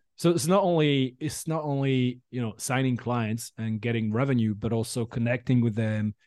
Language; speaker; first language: English; non-native, fluent; French